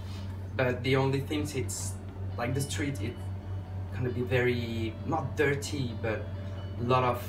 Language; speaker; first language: English; non-native, fluent; French